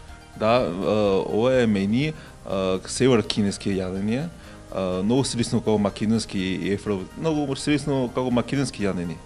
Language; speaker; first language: Macedonian; non-native, learner; Chinese